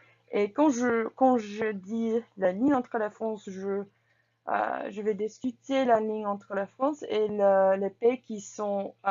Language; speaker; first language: French; non-native, learner; English